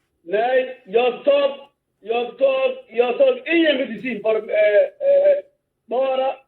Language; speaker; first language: Swedish; non-native, learner; Somali